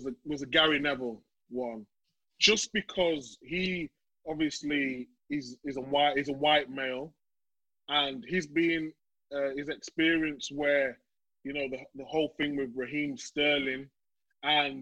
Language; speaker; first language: English; native; English